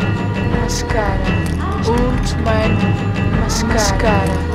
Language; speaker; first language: German; non-native, learner; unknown